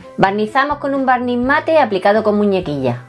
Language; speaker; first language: Spanish; native; Spanish